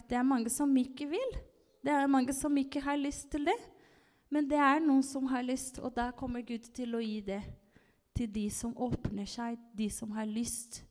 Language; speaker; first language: Norwegian; non-native, fluent; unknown